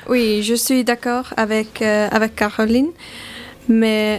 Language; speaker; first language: French; non-native, learner; Finnish